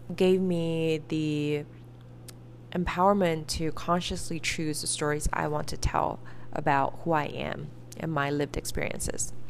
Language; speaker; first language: English; early bilingual, other home language; Chinese